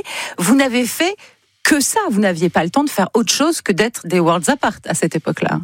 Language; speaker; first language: French; native; French